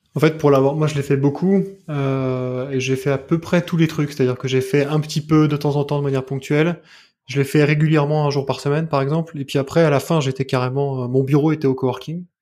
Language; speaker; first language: French; native; French